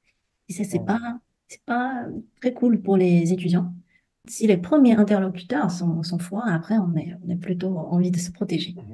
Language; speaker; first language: French; non-native, fluent; Chinese